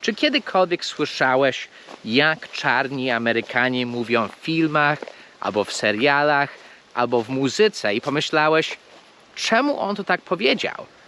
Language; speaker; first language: Polish; non-native, fluent; English